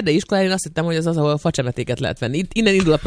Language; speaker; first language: Hungarian; native; Hungarian